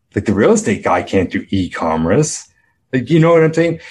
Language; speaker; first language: English; native; English